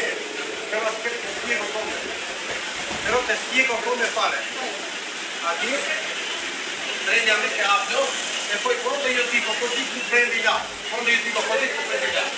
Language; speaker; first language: Italian; non-native, learner; Albanian